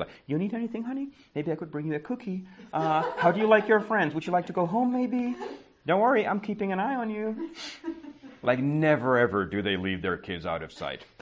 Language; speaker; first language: English; non-native, fluent; Czech